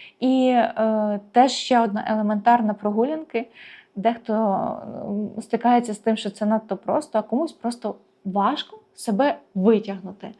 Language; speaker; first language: Ukrainian; native; Ukrainian